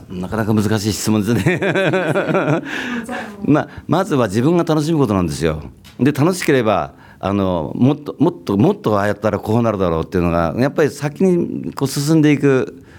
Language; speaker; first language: Japanese; native; Japanese